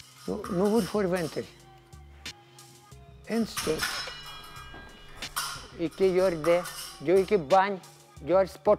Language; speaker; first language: Norwegian; non-native, learner; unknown